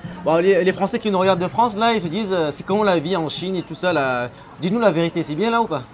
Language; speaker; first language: French; native; French